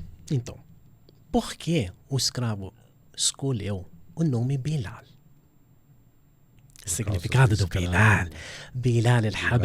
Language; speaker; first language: Portuguese; non-native, fluent; Arabic